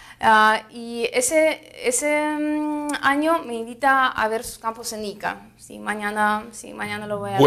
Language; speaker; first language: Spanish; non-native, fluent; Russian